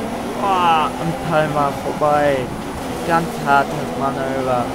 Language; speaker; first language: German; native; German